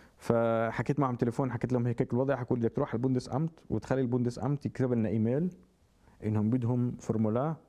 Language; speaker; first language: Arabic; native; Arabic